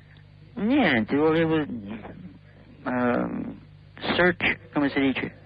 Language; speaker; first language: Italian; non-native, learner; English